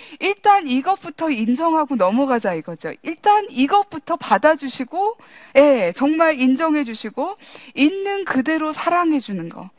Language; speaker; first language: Korean; early bilingual, heritage; English